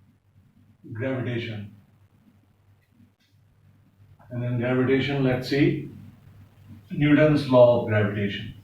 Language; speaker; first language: English; non-native, local second language; Hindi